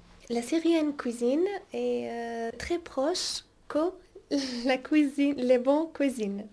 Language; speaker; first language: French; non-native, learner; Arabic